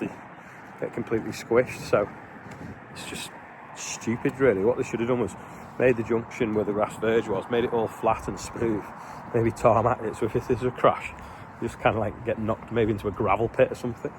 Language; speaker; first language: English; native; English